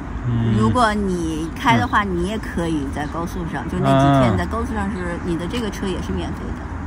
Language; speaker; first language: Chinese; native; Chinese